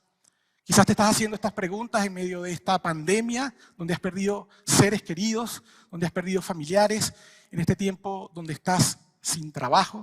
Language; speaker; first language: Spanish; native; Spanish